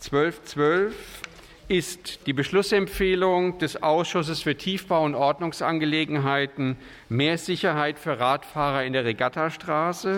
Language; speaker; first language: German; native; German